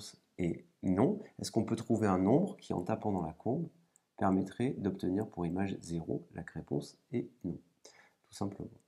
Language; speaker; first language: French; native; French